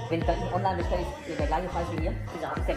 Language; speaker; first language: German; native; German